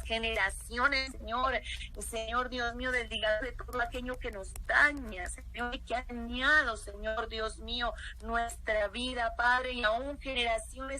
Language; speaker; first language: Spanish; native; Spanish